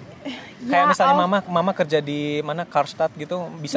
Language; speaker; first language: Indonesian; native; Indonesian